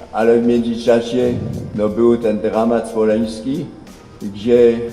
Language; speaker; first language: Polish; non-native, fluent; French